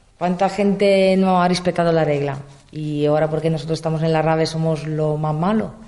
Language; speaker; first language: Spanish; non-native, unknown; Italian